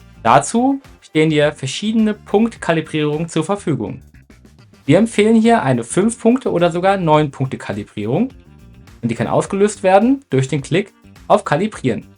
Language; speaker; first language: German; native; German